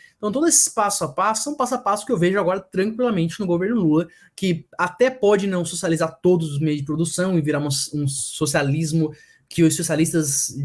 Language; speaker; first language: Portuguese; native; Portuguese